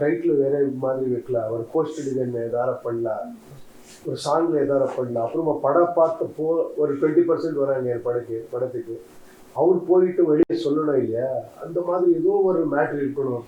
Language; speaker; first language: Tamil; non-native, learner; Kannada